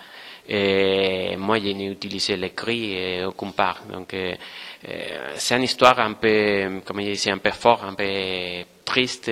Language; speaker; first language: French; non-native, fluent; Spanish